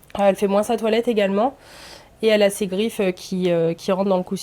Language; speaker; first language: French; native; French